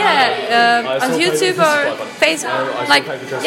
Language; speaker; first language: English; non-native, learner; Czech